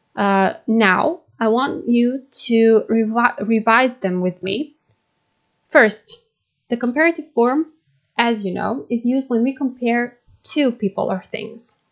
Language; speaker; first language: English; non-native, fluent; Macedonian